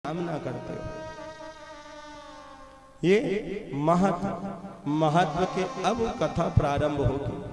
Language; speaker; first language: Hindi; native; Hindi